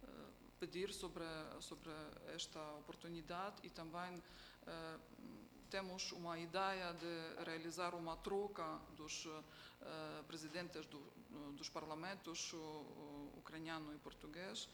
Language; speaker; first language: Portuguese; non-native, fluent; Ukrainian